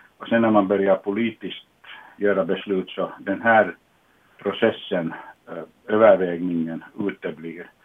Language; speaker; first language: Swedish; non-native, local second language; Finnish